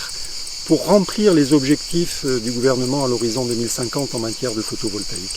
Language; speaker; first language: French; native; French